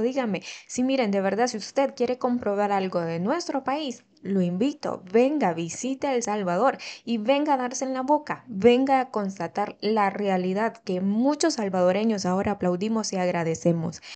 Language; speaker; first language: Spanish; native; Spanish